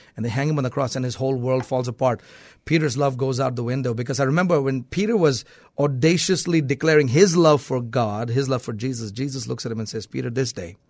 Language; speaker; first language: English; non-native, local second language; Malayalam